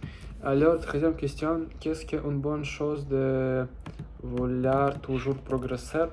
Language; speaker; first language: French; non-native, learner; Russian